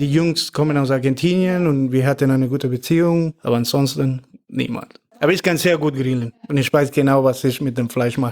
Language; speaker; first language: German; non-native, fluent; Spanish